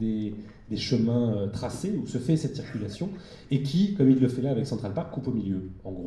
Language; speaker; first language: French; native; French